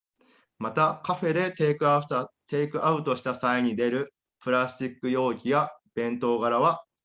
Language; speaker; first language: Japanese; native; Japanese